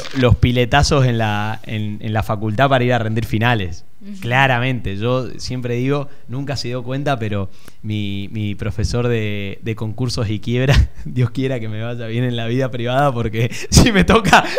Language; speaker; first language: Spanish; native; Spanish